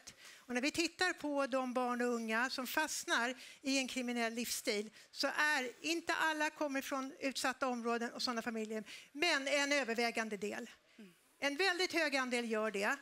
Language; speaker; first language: Swedish; native; Swedish